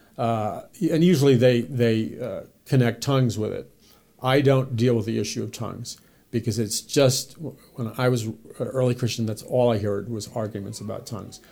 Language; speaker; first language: English; native; English